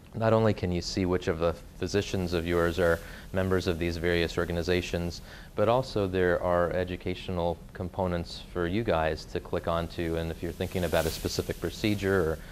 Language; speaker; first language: English; native; English